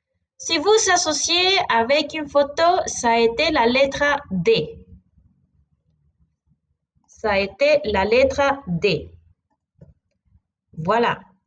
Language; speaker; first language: French; non-native, fluent; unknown